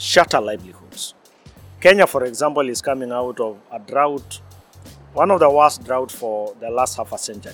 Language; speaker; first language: English; non-native, local second language; Masai